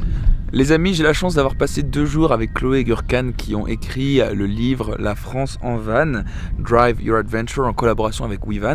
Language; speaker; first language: French; native; French